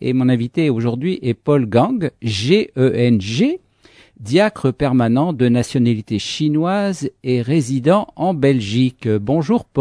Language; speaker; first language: French; native; French